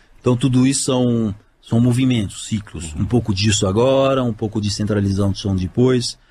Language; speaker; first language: Portuguese; non-native, fluent; French